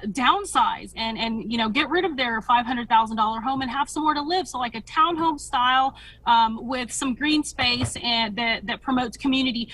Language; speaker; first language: English; early bilingual, other home language; Spanish